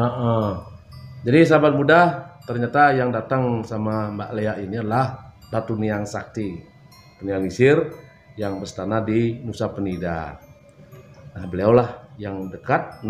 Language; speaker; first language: Indonesian; non-native, local second language; Balinese